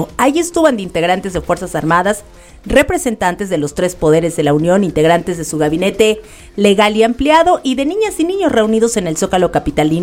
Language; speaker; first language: Spanish; native; Spanish